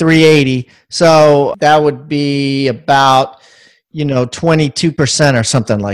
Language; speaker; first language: English; native; English